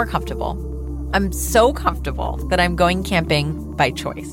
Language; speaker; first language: English; non-native, local second language; Urdu